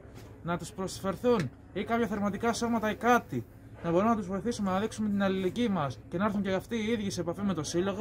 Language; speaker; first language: Greek; native; Greek